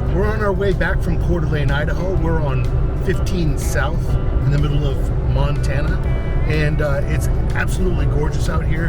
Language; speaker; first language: English; native; English